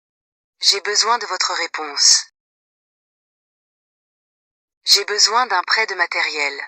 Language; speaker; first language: French; non-native, local second language; Wolof